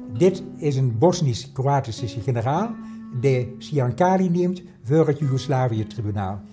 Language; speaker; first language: Dutch; native; Dutch